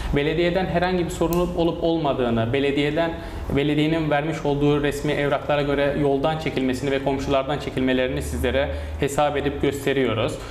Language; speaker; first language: Turkish; native; Turkish